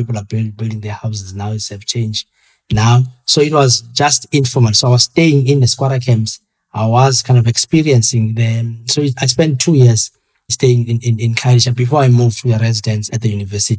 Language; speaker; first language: English; non-native, local second language; Xhosa